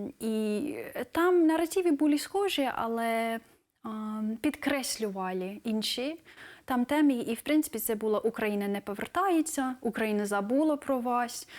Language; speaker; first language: Ukrainian; non-native, fluent; English